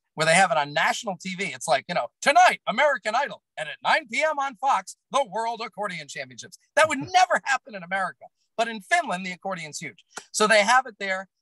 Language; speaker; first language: English; native; English